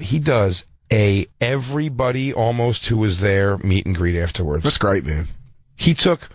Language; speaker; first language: English; native; English